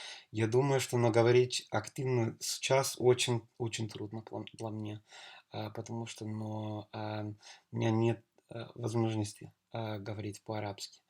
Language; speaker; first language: Russian; non-native, learner; English